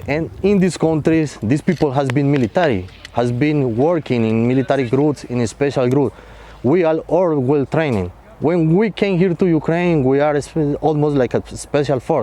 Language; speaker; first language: English; non-native, fluent; Spanish